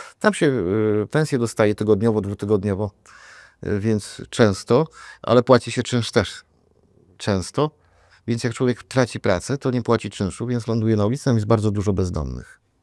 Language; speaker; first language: Polish; native; Polish